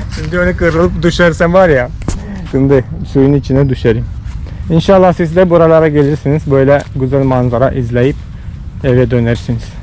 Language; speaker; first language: Turkish; non-native, fluent; Malayalam